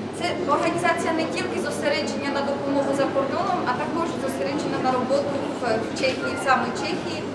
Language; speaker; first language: Ukrainian; non-native, fluent; Czech